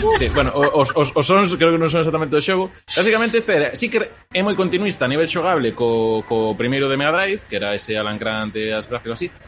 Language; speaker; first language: Galician; non-native, local second language; Spanish